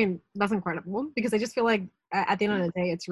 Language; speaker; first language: English; native; English